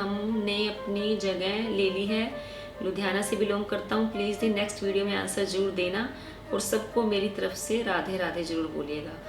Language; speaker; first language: Hindi; native; Hindi